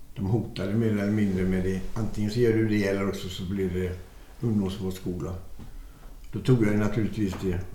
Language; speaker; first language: Swedish; native; Swedish